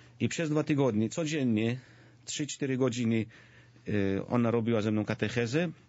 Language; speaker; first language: Polish; non-native, fluent; Georgian